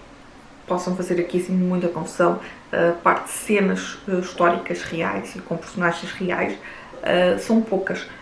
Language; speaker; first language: Portuguese; native; Portuguese